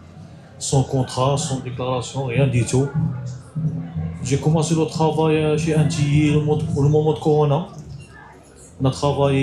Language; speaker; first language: French; non-native, learner; Arabic